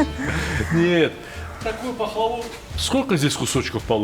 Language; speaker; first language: Russian; native; Russian